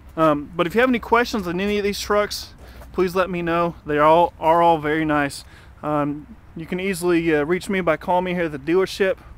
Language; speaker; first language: English; native; English